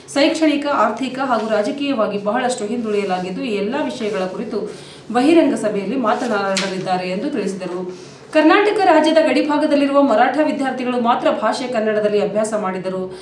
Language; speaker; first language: Kannada; native; Kannada